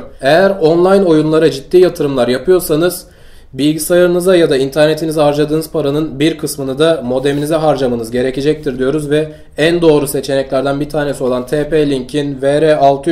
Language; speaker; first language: Turkish; native; Turkish